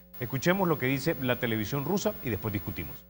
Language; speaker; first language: Spanish; native; Spanish